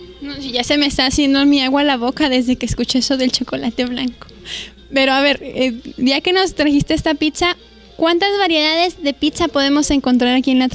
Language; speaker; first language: Spanish; native; Spanish